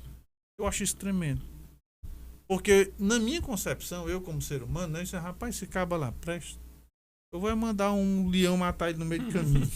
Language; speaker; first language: Portuguese; native; Portuguese